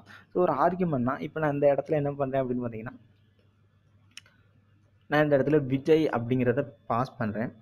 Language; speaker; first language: Tamil; native; Tamil